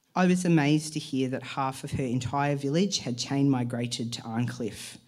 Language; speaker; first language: English; native; English